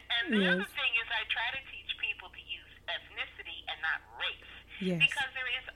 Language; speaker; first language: English; native; English